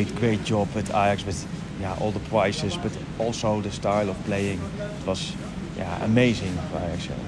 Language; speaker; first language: English; non-native, learner; Dutch